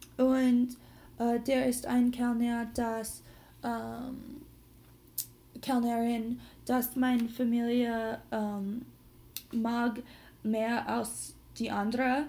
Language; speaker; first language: German; non-native, learner; English